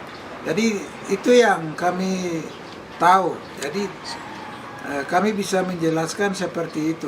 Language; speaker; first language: Indonesian; non-native, local second language; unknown